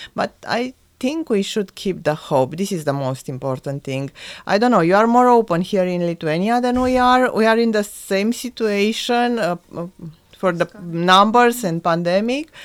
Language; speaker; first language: English; non-native, fluent; Romanian